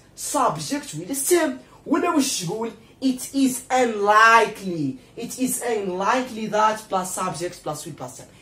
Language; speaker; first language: English; non-native, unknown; Arabic